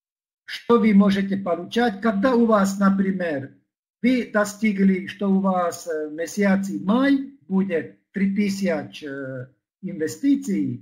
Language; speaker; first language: Russian; non-native, fluent; Czech